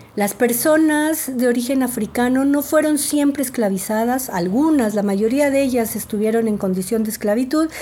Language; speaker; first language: Spanish; native; Spanish